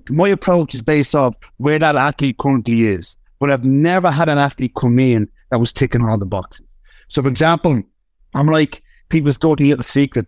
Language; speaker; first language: English; native; English